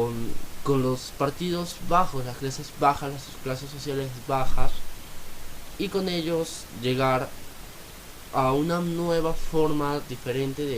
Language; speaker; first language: Spanish; native; Spanish